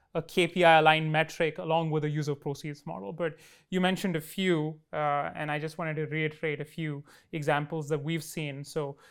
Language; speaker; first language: English; non-native, local second language; Hindi